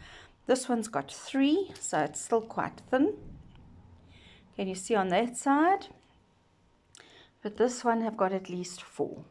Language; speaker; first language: English; native; English